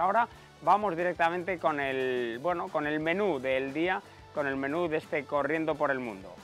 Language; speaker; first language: Spanish; native; Spanish